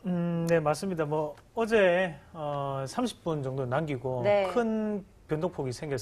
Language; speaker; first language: Korean; native; Korean